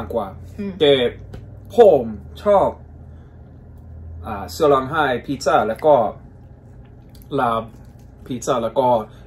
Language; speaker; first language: Thai; non-native, learner; English